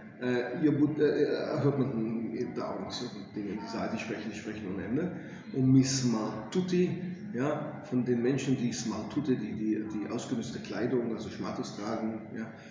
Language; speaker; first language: German; non-native, fluent; English